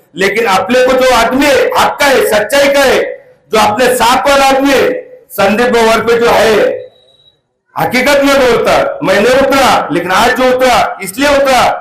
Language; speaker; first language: Hindi; non-native, local second language; Marathi